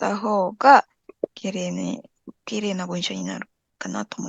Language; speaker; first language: Japanese; non-native, fluent; Indonesian